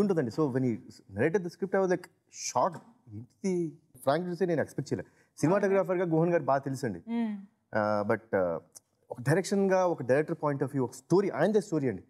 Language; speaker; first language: Telugu; native; Telugu